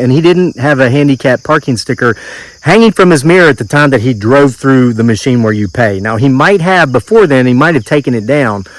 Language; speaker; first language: English; native; English